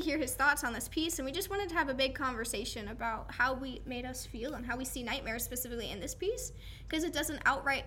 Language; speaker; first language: English; native; English